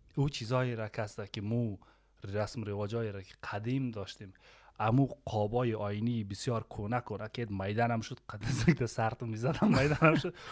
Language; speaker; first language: Persian; native; Persian